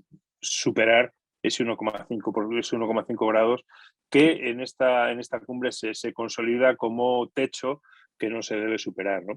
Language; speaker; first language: Spanish; native; Spanish